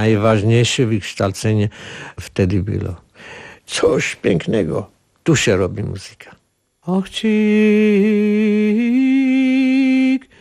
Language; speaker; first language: Polish; non-native, learner; Armenian